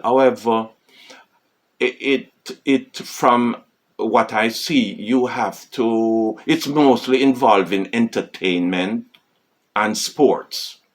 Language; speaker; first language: English; non-native, fluent; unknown